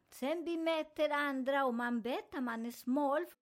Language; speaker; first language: Swedish; non-native, fluent; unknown